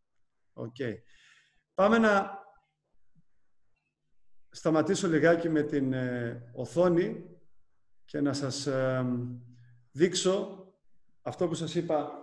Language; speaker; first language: Greek; native; Greek